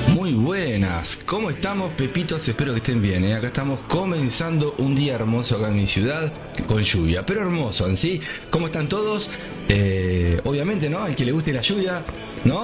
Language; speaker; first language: Spanish; native; Spanish